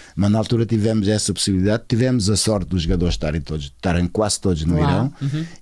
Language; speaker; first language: Portuguese; non-native, local second language; Kabuverdianu